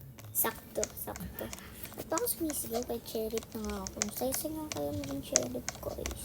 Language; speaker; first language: Filipino; early bilingual, heritage; Filipino